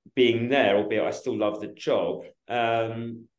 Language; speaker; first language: English; native; English